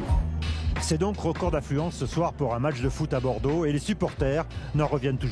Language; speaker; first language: French; native; French